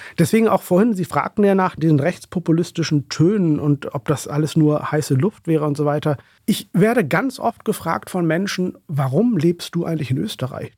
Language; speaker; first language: German; early bilingual, other home language; Urdu